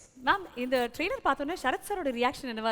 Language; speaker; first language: Tamil; native; Tamil